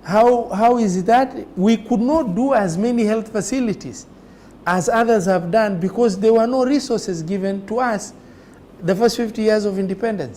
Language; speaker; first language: English; non-native, local second language; Somali